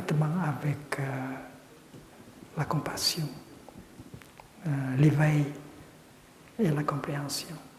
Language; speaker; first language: French; non-native, fluent; Vietnamese